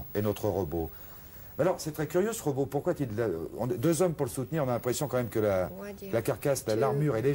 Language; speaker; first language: French; native; French